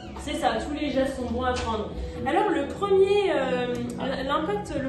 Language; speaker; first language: French; native; French